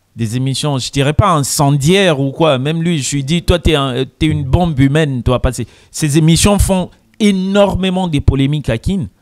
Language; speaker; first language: French; non-native, local second language; Lingala